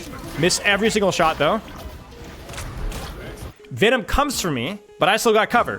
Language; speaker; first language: English; native; English